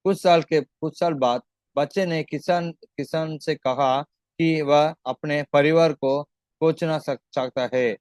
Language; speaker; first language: Hindi; non-native, local second language; Tamil